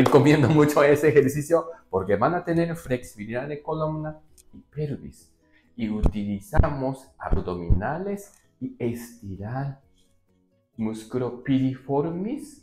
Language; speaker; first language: Spanish; non-native, learner; Japanese